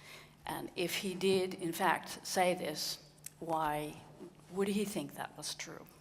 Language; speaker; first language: English; non-native, fluent; Dutch